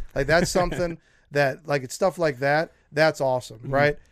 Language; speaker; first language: English; native; English